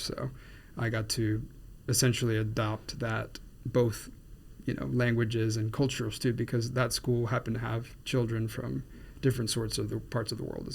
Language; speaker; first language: English; non-native, fluent; Spanish